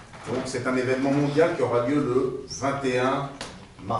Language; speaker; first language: French; native; French